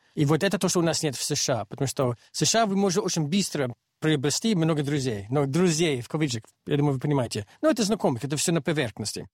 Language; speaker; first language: Russian; non-native, fluent; English